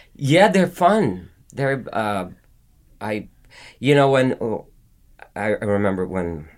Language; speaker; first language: English; non-native, local second language; Filipino